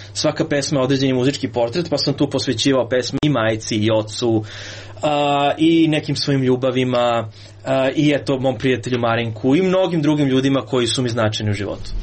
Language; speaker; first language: Serbian; native; Serbian